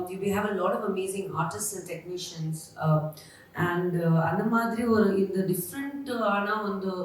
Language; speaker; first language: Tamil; non-native, learner; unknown